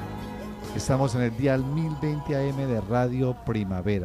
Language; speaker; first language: Spanish; native; Spanish